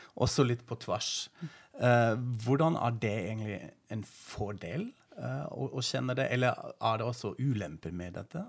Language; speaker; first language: Norwegian; non-native, fluent; German